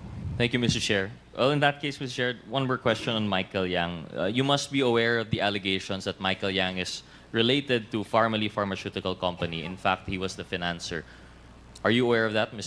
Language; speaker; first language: English; non-native, local second language; Filipino